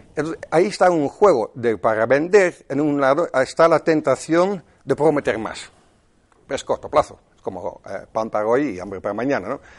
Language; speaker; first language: Spanish; non-native, fluent; Dutch